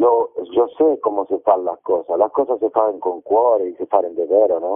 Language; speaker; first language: Italian; non-native, learner; Spanish